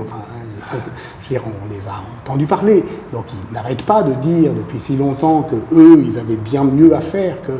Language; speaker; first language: French; native; French